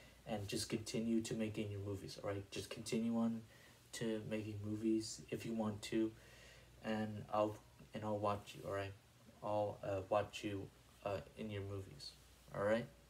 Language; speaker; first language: English; native; English